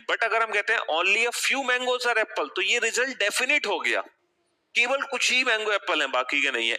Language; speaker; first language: Hindi; native; Hindi